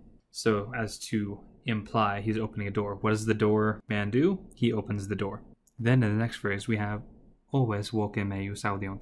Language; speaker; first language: English; native; English